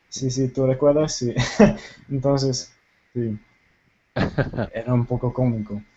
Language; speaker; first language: Spanish; non-native, fluent; Tamil